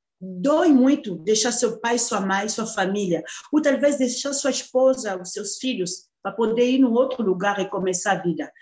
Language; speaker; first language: Portuguese; non-native, fluent; Lingala